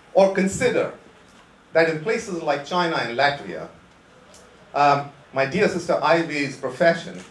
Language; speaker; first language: English; non-native, local second language; Konkani